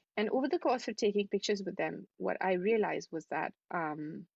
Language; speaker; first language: English; non-native, local second language; Hindi